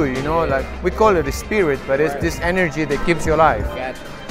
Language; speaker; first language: English; non-native, fluent; Spanish